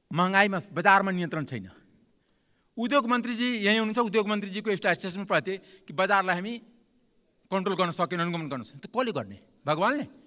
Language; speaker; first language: Nepali; non-native, local second language; Maithili